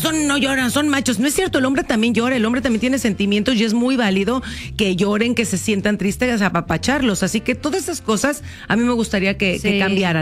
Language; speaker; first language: Spanish; native; Spanish